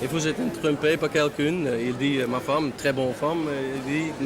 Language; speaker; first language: French; non-native, learner; Dutch